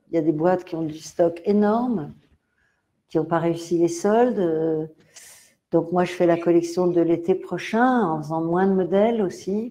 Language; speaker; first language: French; native; French